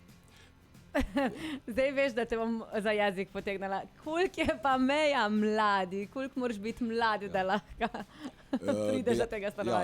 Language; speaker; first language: Slovenian; native; Slovenian